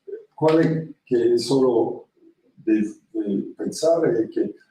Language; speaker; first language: Italian; non-native, learner; French